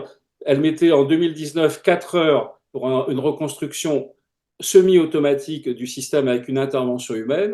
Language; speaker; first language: French; native; French